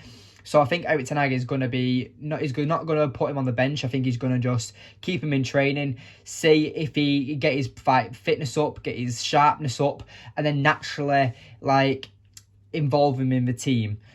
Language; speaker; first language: English; native; English